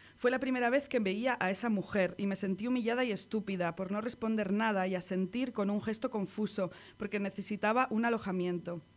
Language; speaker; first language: Spanish; native; Spanish